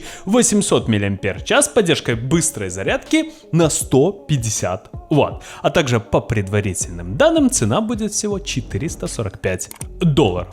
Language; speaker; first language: Russian; native; Russian